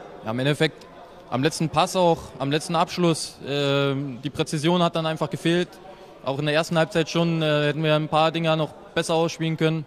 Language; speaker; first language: German; native; German